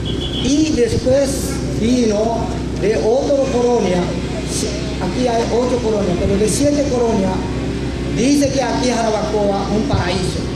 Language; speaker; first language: Spanish; non-native, learner; Japanese